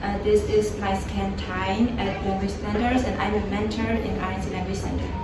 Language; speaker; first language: English; non-native, fluent; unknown